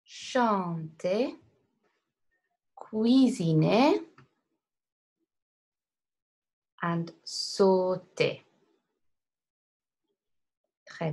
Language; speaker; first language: French; non-native, fluent; English